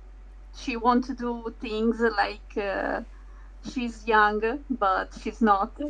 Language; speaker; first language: English; non-native, fluent; Italian